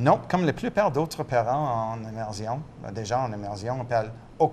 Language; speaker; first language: French; non-native, local second language; English